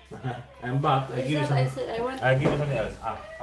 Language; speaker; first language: English; non-native, learner; Polish